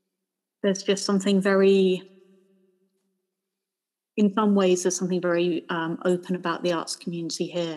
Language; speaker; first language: English; native; English